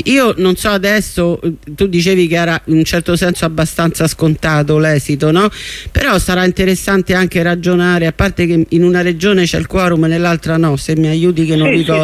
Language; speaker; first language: Italian; native; Italian